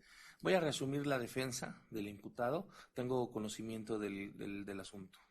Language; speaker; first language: Spanish; native; Spanish